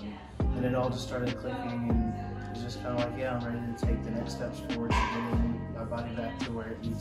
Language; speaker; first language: English; native; English